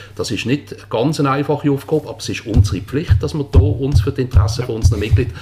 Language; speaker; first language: German; native; German